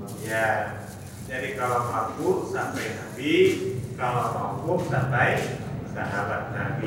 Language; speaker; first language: Indonesian; native; Indonesian